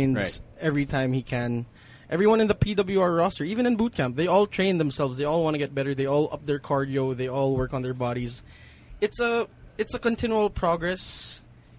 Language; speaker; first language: English; non-native, local second language; Hiligaynon